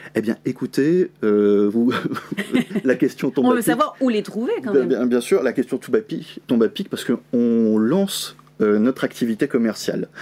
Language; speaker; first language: French; native; French